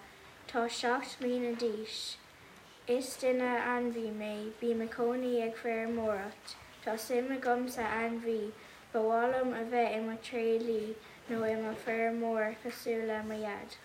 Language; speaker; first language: Irish; non-native, local second language; English